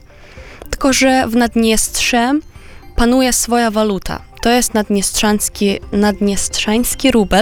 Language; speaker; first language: Polish; non-native, fluent; Romanian